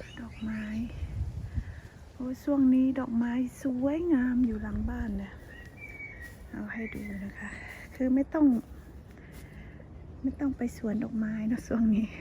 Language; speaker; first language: Thai; non-native, local second language; Lao